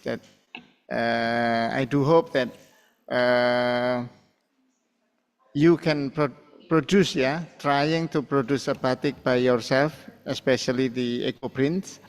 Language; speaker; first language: English; non-native, fluent; Indonesian